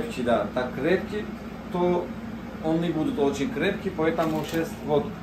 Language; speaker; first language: Russian; non-native, learner; Turkish